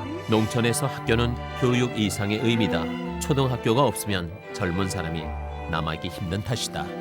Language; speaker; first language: Korean; native; Korean